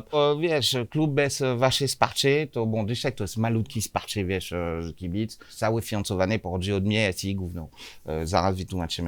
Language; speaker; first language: Polish; non-native, learner; French